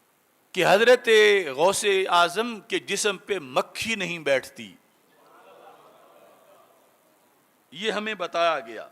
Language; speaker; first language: Urdu; native; Urdu